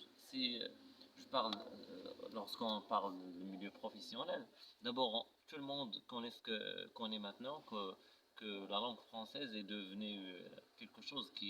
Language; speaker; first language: French; non-native, local second language; Arabic